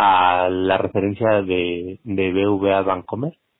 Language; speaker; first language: Spanish; native; Spanish